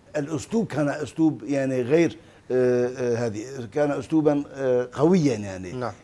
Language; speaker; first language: Arabic; non-native, fluent; Turkish